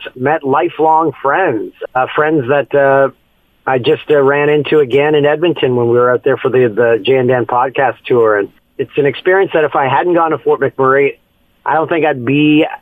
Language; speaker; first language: English; native; English